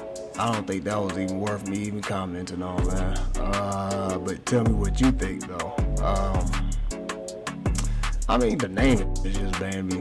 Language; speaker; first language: English; native; English